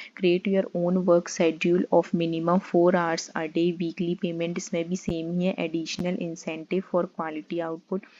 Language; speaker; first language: Hindi; native; Hindi